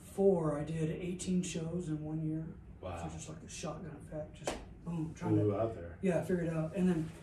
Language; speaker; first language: English; native; English